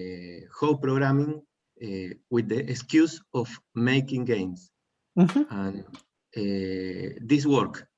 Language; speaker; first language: English; non-native, learner; Spanish